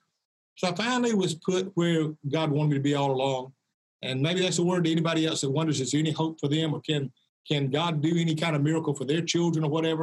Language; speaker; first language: English; native; English